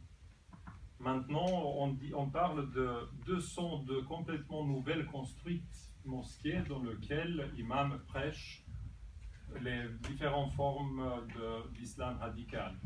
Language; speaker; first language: French; non-native, fluent; Serbian